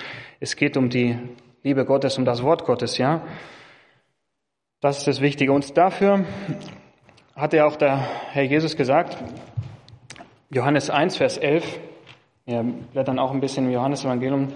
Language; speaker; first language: German; non-native, fluent; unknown